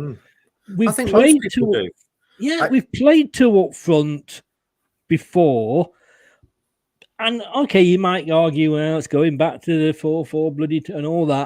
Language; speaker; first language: English; native; English